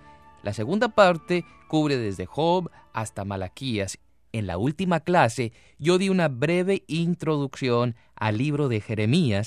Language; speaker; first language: Spanish; native; Spanish